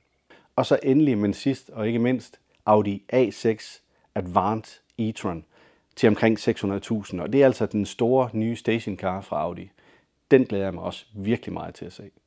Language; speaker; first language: Danish; native; Danish